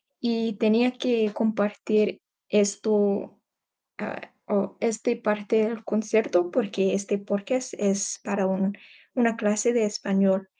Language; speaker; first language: Spanish; non-native, learner; English